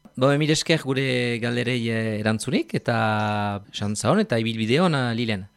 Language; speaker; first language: Basque; native; Basque